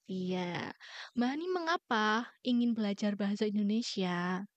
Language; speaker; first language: Indonesian; native; Indonesian